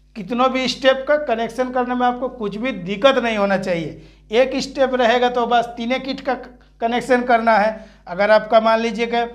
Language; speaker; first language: Hindi; native; Hindi